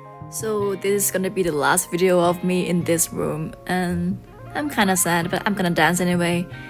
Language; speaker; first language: English; non-native, fluent; Thai